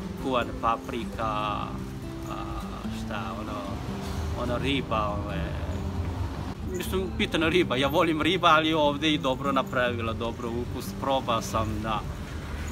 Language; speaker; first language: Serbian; non-native, learner; Chinese